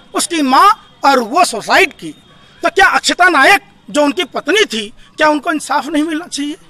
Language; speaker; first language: Hindi; native; Hindi